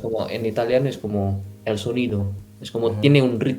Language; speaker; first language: Spanish; non-native, fluent; Indonesian